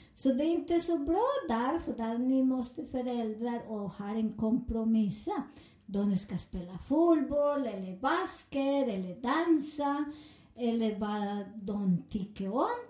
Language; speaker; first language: Swedish; non-native, fluent; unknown